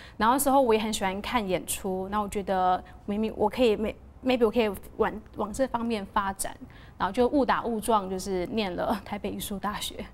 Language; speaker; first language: Chinese; native; Chinese